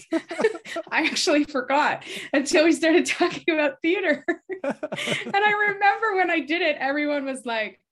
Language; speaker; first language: English; native; English